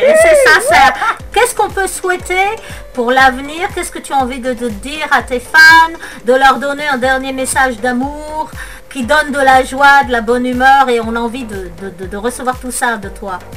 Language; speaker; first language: French; native; French